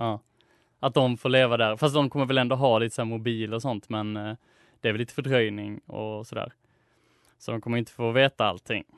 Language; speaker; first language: Swedish; native; Swedish